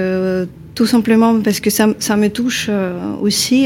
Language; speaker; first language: French; non-native, fluent; Ukrainian